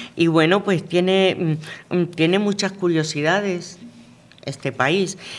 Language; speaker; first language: Spanish; native; Spanish